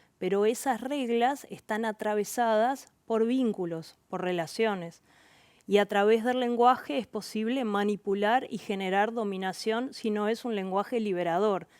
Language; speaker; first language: Spanish; native; Spanish